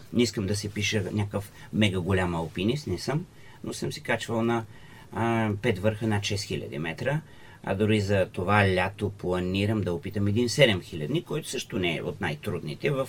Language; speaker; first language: Bulgarian; native; Bulgarian